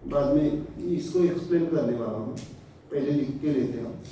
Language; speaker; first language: Hindi; non-native, local second language; Marathi